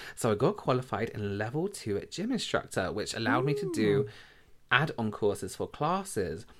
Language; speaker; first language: English; native; English